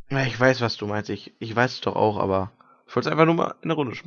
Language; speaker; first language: German; native; German